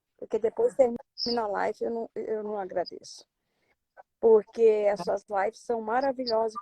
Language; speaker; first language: Portuguese; native; Portuguese